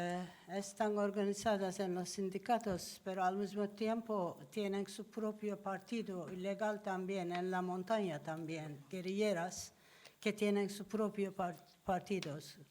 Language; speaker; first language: Spanish; non-native, learner; Turkish